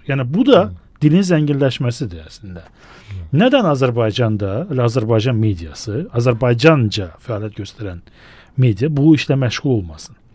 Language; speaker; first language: Azerbaijani; native; Azerbaijani